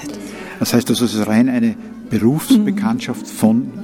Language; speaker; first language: German; native; German